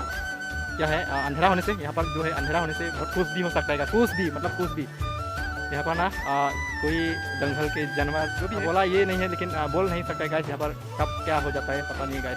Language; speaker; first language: Hindi; non-native, local second language; Karbi